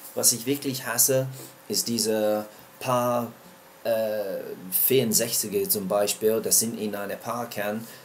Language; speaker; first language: German; non-native, learner; English